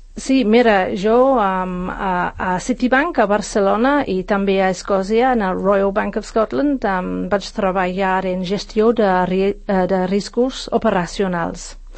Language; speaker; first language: Catalan; non-native, fluent; English